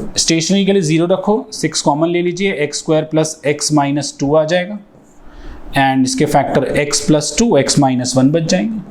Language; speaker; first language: Hindi; native; Hindi